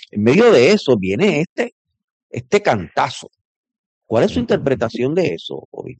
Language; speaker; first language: Spanish; native; Spanish